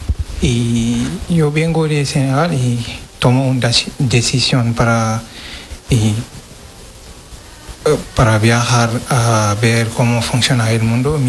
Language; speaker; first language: Spanish; non-native, learner; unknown